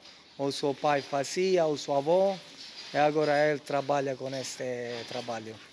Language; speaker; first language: Portuguese; non-native, learner; Italian